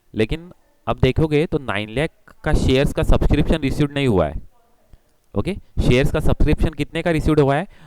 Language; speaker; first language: Hindi; non-native, local second language; Marathi